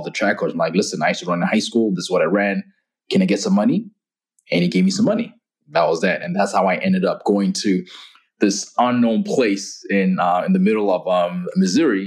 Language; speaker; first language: English; non-native, local second language; Shona